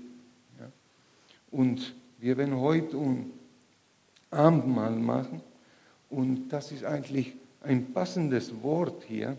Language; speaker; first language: German; non-native, learner; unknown